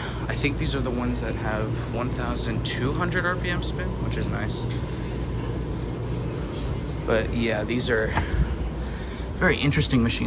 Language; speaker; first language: English; native; English